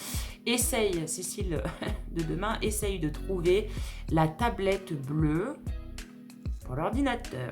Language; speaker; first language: French; native; French